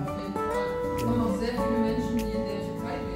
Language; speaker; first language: German; native; German